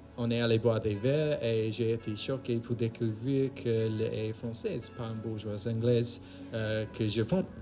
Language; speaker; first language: French; non-native, learner; English